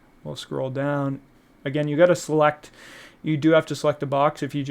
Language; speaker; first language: English; native; English